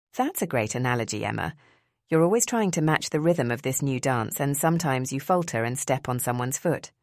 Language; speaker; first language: English; early bilingual, other home language; Spanish